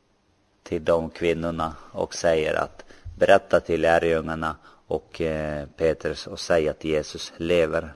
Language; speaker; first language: Swedish; non-native, local second language; Finnish